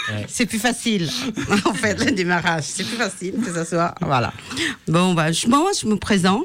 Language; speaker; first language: French; non-native, fluent; Lao